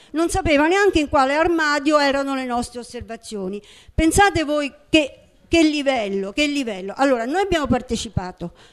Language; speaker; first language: Italian; native; Italian